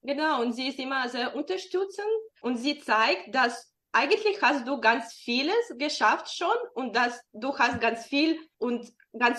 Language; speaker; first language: German; non-native, fluent; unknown